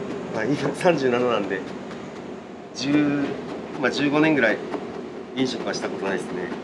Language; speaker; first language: Japanese; native; Japanese